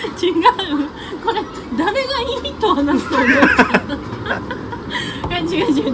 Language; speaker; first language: Japanese; non-native, learner; Korean